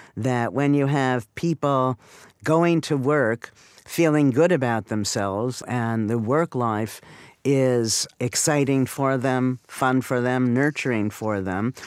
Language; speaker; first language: English; native; English